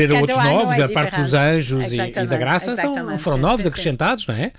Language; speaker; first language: Portuguese; native; Portuguese